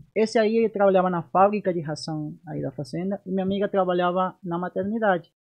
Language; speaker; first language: Portuguese; non-native, fluent; Spanish